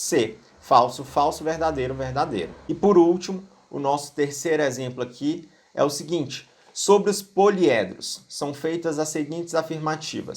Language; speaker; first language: Portuguese; native; Portuguese